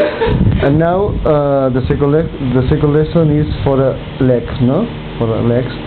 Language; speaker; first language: English; non-native, learner; Catalan